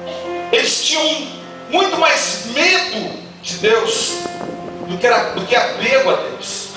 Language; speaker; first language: Portuguese; native; Portuguese